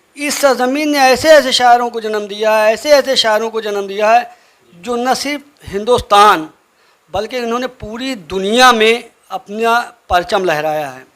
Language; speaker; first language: Urdu; native; Urdu